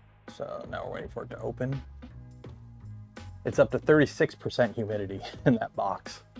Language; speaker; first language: English; native; English